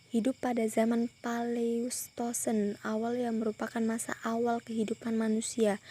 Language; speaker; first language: Indonesian; native; Indonesian